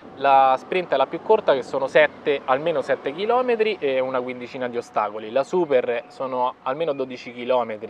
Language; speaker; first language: Italian; native; Italian